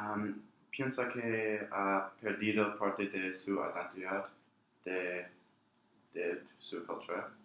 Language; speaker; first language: Spanish; non-native, learner; English